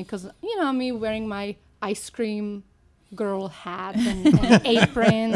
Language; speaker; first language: English; non-native, fluent; Slovak